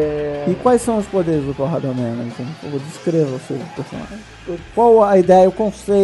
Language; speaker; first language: Portuguese; native; Portuguese